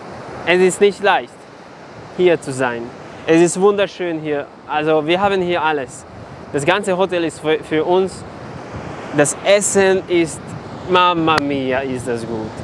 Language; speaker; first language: German; non-native, fluent; Serbian